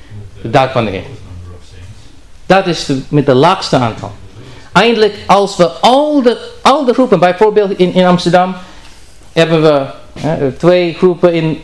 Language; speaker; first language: Dutch; non-native, learner; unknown